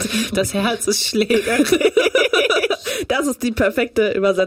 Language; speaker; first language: German; native; German